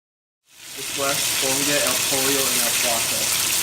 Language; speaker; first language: Spanish; non-native, learner; English